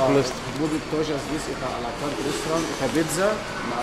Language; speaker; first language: Russian; non-native, learner; Arabic